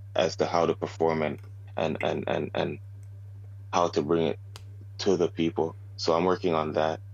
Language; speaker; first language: English; native; English